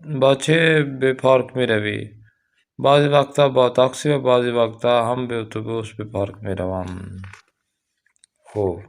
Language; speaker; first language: Persian; non-native, fluent; Urdu